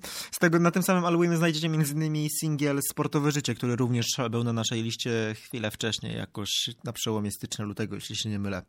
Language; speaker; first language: Polish; native; Polish